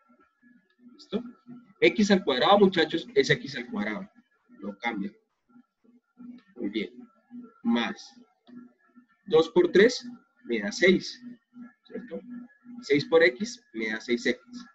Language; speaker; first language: Spanish; native; Spanish